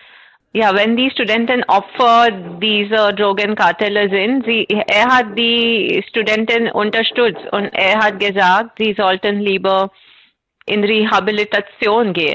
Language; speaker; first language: German; non-native, fluent; Marathi